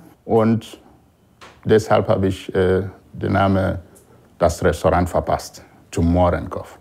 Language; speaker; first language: German; non-native, fluent; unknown